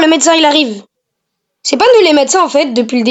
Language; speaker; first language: French; native; French